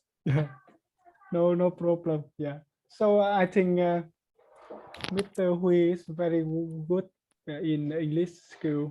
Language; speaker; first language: English; non-native, learner; Vietnamese